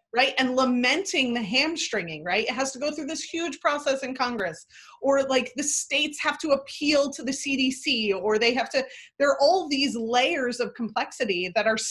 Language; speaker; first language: English; native; English